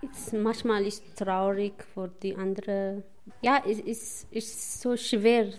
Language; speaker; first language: German; non-native, learner; Amharic